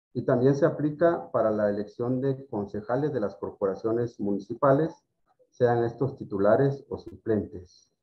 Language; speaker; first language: Spanish; native; Spanish